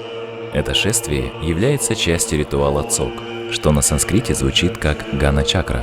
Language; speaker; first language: Russian; native; Russian